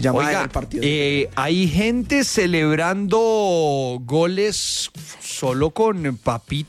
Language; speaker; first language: Spanish; native; Spanish